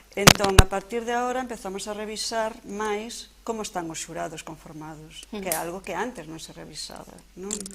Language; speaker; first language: Galician; non-native, local second language; Spanish